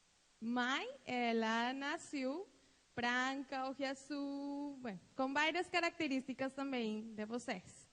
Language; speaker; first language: Portuguese; non-native, fluent; Spanish